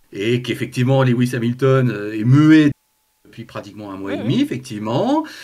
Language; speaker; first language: French; native; French